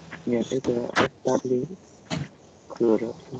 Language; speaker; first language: Russian; non-native, learner; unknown